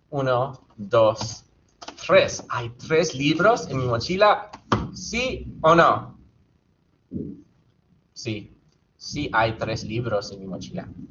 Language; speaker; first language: Spanish; non-native, fluent; English